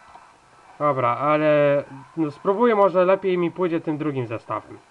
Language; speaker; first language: Polish; native; Polish